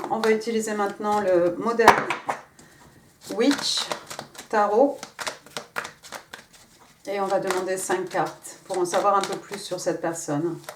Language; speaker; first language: French; native; French